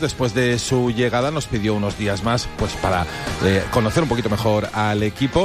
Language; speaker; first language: Spanish; native; Spanish